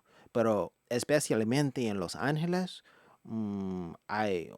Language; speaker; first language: Spanish; non-native, learner; English